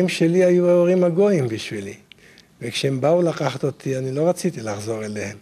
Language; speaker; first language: Hebrew; non-native, fluent; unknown